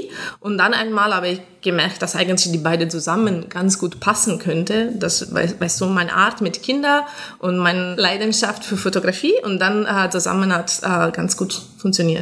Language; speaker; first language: German; non-native, fluent; Italian